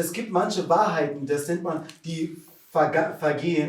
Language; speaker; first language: German; non-native, fluent; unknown